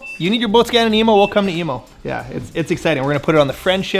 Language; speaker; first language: English; native; English